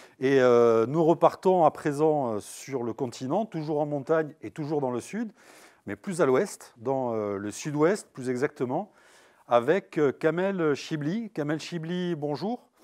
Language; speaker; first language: French; native; French